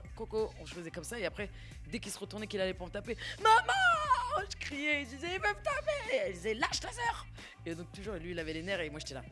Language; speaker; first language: French; native; French